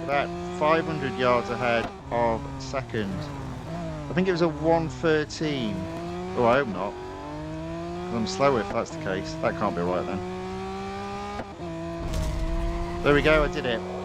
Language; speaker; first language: English; native; English